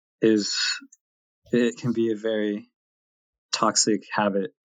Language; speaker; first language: English; native; English